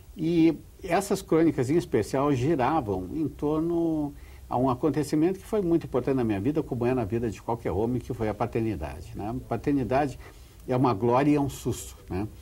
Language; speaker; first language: Portuguese; native; Portuguese